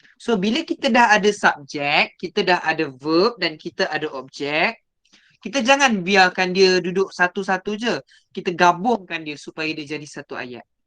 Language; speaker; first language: Malay; native; Malay